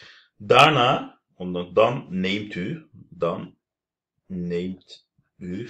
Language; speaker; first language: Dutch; non-native, fluent; Turkish